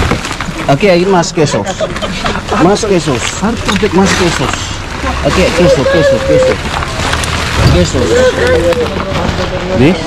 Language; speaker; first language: Spanish; non-native, learner; Filipino